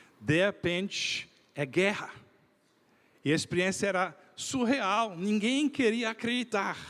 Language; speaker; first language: Portuguese; non-native, fluent; Dutch